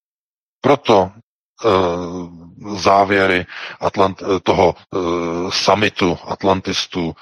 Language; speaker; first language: Czech; native; Czech